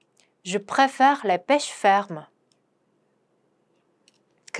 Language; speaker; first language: French; non-native, fluent; Korean